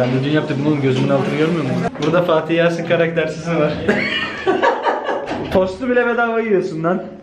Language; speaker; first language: Turkish; native; Turkish